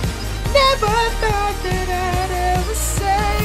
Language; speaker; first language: English; native; English